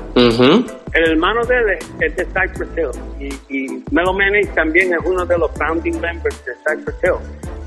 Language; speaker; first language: Spanish; early bilingual, heritage; Spanish